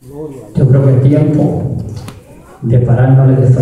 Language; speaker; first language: Spanish; native; Spanish